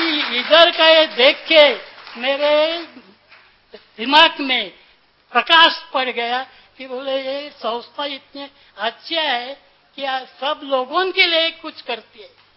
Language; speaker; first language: Hindi; non-native, local second language; Marathi